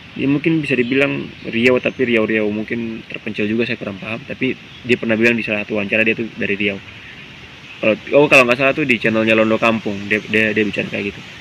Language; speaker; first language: Indonesian; non-native, local second language; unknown